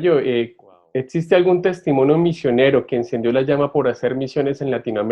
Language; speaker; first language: Spanish; native; Spanish